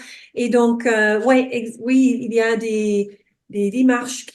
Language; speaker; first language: French; non-native, fluent; English